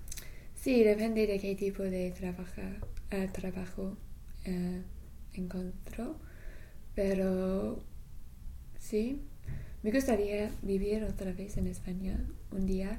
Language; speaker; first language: Spanish; non-native, learner; English